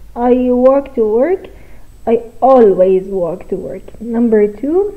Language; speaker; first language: English; non-native, fluent; Persian